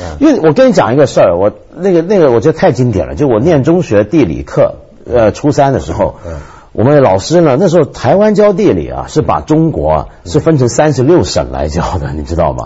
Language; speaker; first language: Chinese; native; Chinese